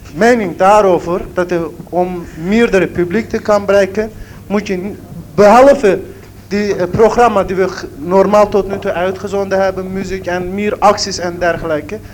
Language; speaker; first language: Dutch; non-native, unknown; Turkish